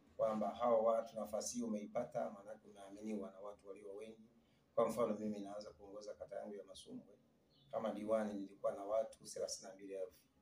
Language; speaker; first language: Swahili; non-native, local second language; Sukuma